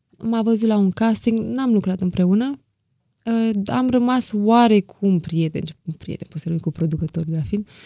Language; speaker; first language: Romanian; native; Romanian